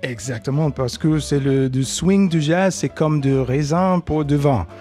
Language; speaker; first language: French; non-native, learner; English